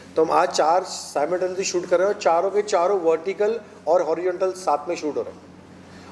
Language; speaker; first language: Hindi; native; Hindi